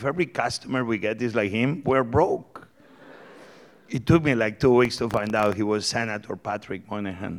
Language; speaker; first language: English; non-native, fluent; Spanish